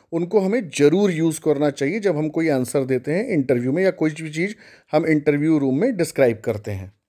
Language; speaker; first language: Hindi; native; Hindi